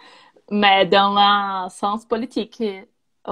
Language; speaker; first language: French; non-native, learner; Portuguese